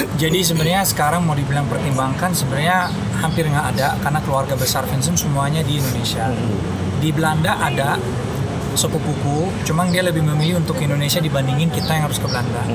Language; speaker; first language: Indonesian; non-native, fluent; Dutch